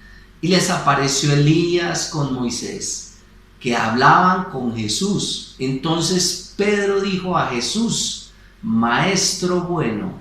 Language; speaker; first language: Spanish; native; Spanish